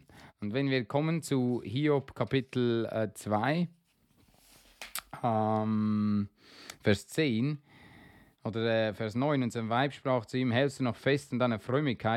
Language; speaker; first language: German; non-native, fluent; English